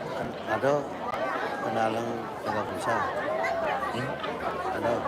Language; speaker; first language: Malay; non-native, local second language; Balinese